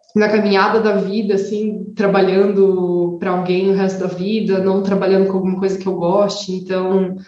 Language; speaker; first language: Portuguese; native; Portuguese